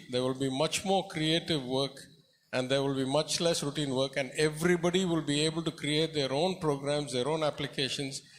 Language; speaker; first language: English; non-native, local second language; Tamil